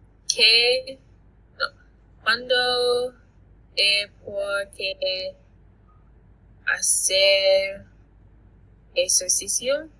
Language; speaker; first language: Spanish; non-native, learner; English